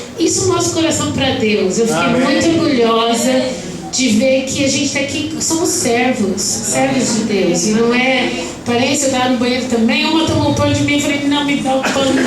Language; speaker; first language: Portuguese; native; Portuguese